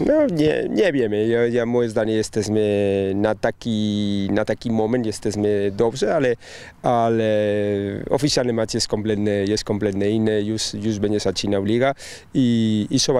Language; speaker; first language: Polish; non-native, learner; Spanish